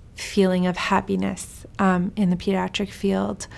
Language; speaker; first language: English; early bilingual, heritage; Swedish